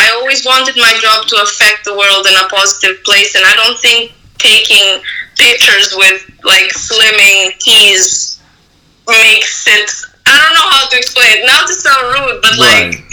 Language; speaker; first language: English; non-native, fluent; Serbian